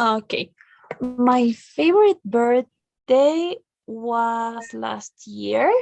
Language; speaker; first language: English; non-native, learner; Spanish